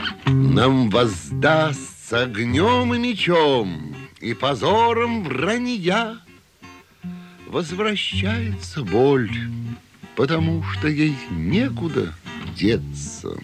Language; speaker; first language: Russian; native; Russian